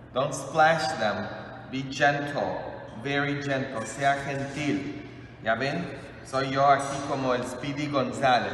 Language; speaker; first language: Spanish; non-native, fluent; English